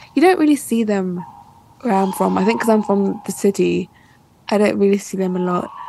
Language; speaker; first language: English; native; English